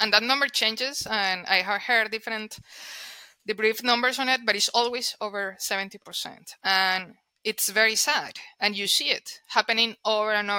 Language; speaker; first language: English; non-native, fluent; Spanish